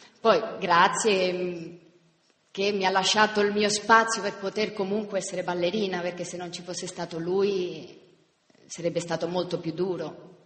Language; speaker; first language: Italian; non-native, fluent; Spanish